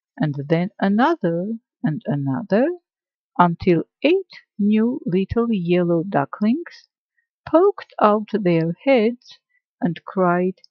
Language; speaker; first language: English; non-native, fluent; Armenian